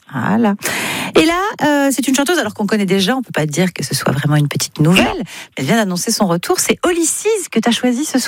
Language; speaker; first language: French; native; French